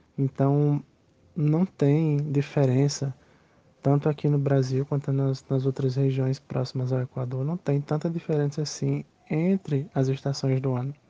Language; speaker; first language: Portuguese; native; Portuguese